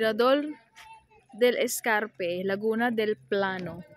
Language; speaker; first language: Spanish; non-native, learner; Filipino